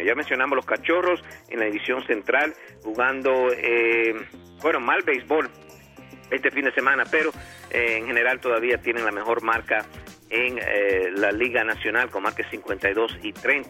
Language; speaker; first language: Spanish; native; Spanish